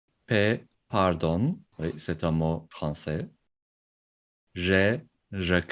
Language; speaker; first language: French; non-native, fluent; Turkish